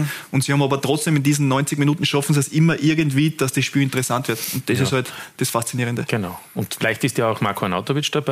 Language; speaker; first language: German; native; German